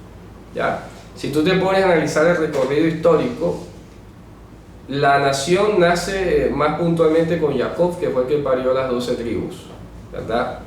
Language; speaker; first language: Spanish; native; Spanish